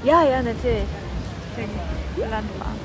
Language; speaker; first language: German; non-native, learner; Korean